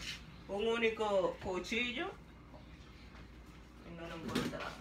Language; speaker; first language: Spanish; native; Spanish